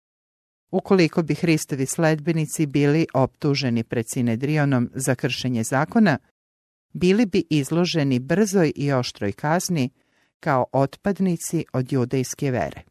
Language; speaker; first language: Serbian; native; Serbian